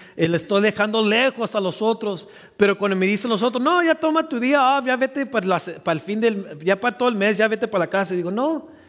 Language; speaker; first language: Spanish; early bilingual, heritage; Spanish